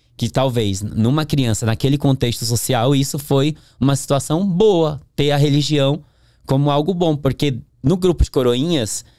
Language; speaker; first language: Portuguese; native; Portuguese